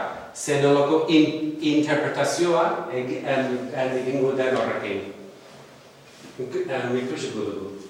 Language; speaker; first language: Basque; non-native, fluent; Welsh